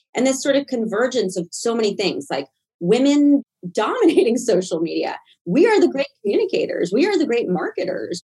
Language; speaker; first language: English; native; English